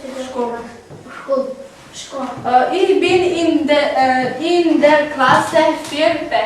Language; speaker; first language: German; non-native, learner; Ukrainian